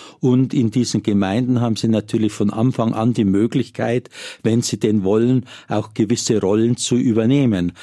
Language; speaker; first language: German; native; German